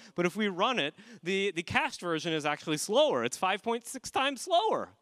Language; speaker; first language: English; native; English